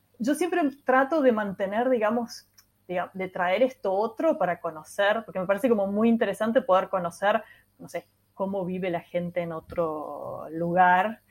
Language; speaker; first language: Spanish; non-native, local second language; German